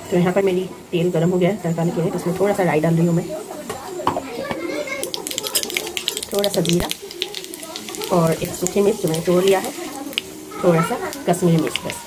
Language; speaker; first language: Hindi; native; Hindi